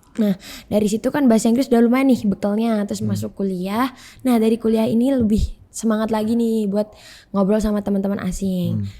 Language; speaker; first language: Indonesian; native; Indonesian